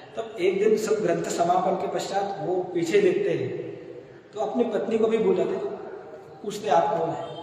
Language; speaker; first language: Hindi; non-native, local second language; Marathi